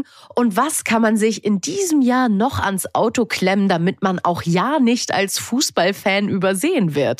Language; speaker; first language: German; native; German